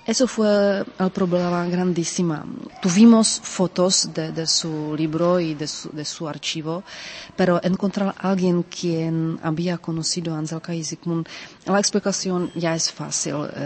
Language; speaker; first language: Spanish; non-native, fluent; Czech